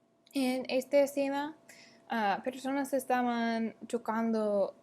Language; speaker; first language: Spanish; non-native, learner; English